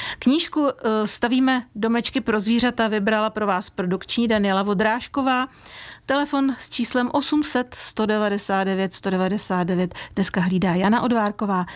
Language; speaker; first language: Czech; native; Czech